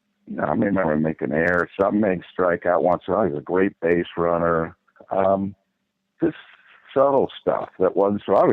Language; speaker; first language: English; native; English